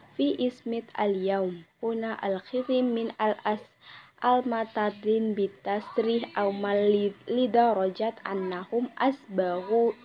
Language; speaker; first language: Arabic; non-native, learner; Indonesian